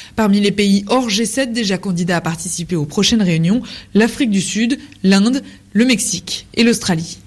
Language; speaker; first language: French; native; French